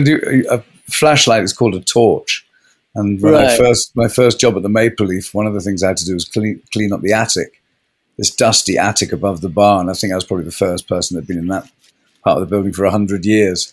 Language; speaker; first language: English; native; English